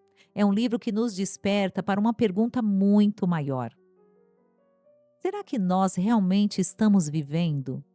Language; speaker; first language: Portuguese; native; Portuguese